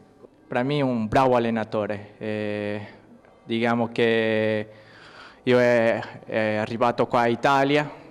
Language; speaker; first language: Italian; non-native, learner; Spanish